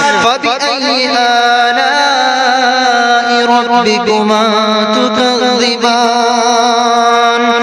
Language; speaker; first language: Arabic; native; Arabic